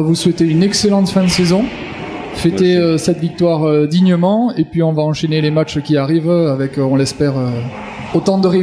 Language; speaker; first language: French; native; French